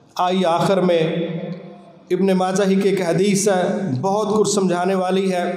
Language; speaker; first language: Urdu; non-native, local second language; Punjabi